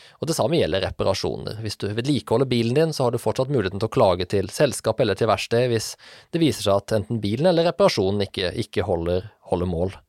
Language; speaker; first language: Norwegian; native; Norwegian